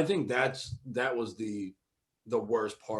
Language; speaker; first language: English; native; English